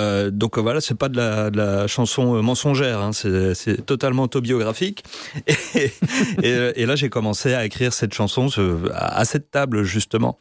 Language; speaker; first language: French; native; French